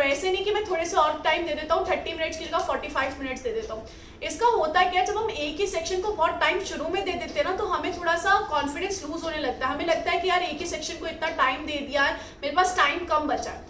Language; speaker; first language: Hindi; native; Hindi